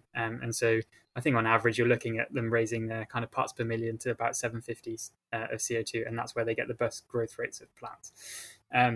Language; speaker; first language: English; native; English